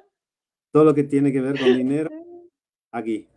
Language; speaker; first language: Spanish; non-native, fluent; Dutch